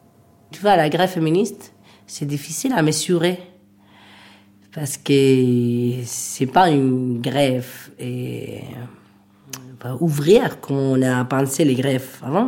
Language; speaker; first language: French; non-native, fluent; Spanish